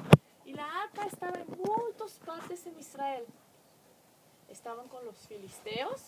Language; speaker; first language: Spanish; non-native, fluent; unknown